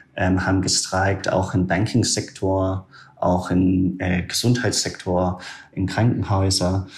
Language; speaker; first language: German; non-native, fluent; English